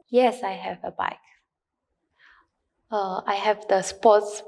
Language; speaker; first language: English; non-native, learner; Japanese